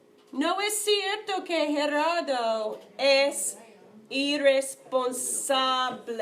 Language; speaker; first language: Spanish; non-native, fluent; English